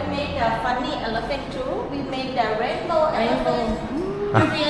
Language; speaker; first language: English; non-native, learner; Thai